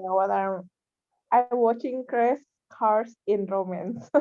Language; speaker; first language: English; non-native, learner; Indonesian